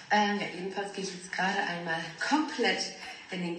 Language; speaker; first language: German; native; German